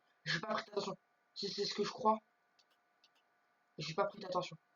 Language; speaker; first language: French; native; French